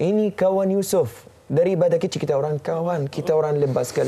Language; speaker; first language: Indonesian; non-native, fluent; Arabic